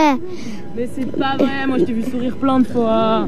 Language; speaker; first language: French; native; French